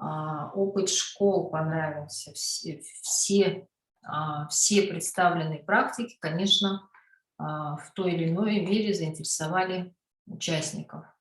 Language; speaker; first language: Russian; native; Russian